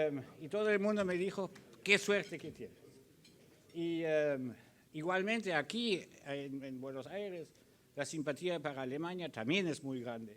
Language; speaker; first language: Spanish; early bilingual, other home language; German